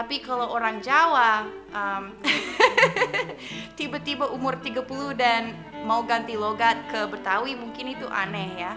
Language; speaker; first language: Indonesian; non-native, fluent; English